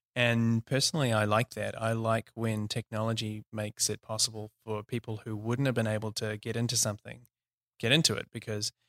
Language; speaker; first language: English; native; English